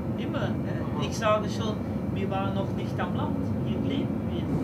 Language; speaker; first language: German; non-native, learner; Dutch